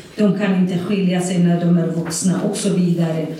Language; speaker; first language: Swedish; non-native, fluent; Kurdish